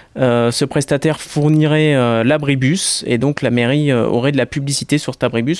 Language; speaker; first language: French; native; French